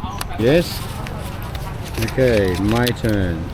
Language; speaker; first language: English; native; English